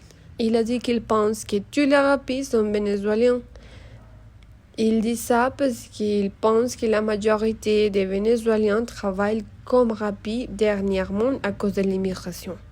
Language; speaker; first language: French; non-native, learner; Spanish